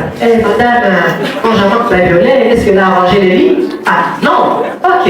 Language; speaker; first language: French; non-native, local second language; Swahili